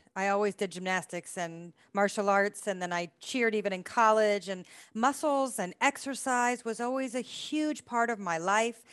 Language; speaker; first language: English; native; English